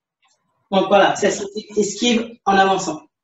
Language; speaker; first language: French; native; French